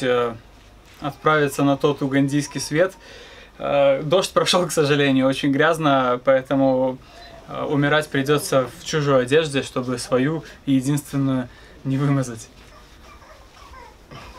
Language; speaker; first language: Russian; native; Russian